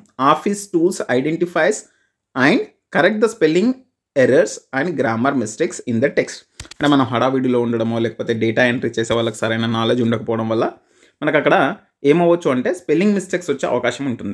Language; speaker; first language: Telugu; native; Telugu